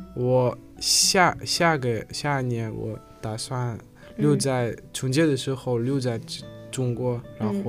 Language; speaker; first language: Chinese; non-native, learner; Uzbek